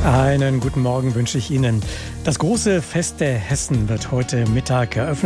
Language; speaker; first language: German; native; German